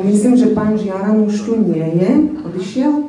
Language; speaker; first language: Slovak; native; Slovak